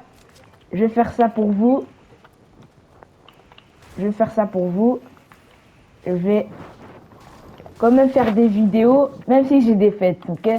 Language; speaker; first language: French; native; French